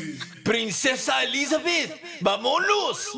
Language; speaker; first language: Spanish; non-native, learner; English